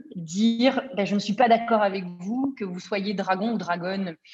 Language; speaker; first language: French; native; French